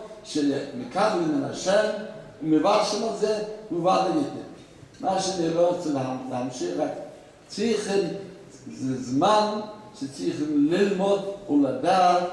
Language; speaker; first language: Hebrew; non-native, fluent; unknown